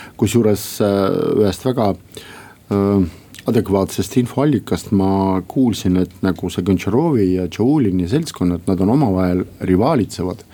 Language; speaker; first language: Estonian; non-native, local second language; Russian